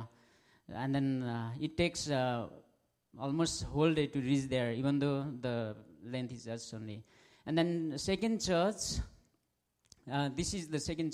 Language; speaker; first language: English; non-native, local second language; Nepali